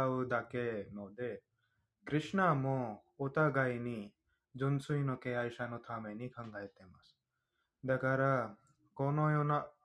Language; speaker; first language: Japanese; non-native, fluent; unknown